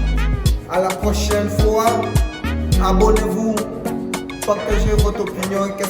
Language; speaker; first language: French; non-native, fluent; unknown